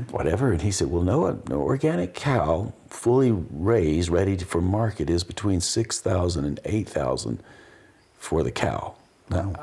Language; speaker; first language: English; native; English